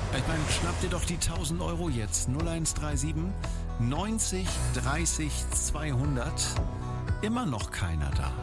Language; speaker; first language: German; native; German